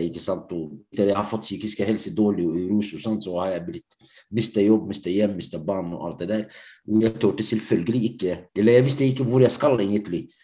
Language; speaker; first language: Norwegian; non-native, fluent; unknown